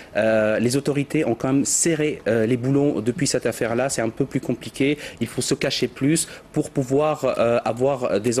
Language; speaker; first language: French; native; French